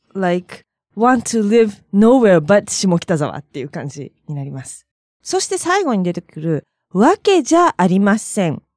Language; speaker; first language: Japanese; native; Japanese